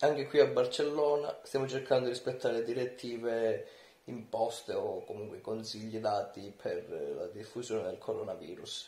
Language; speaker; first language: Italian; native; Italian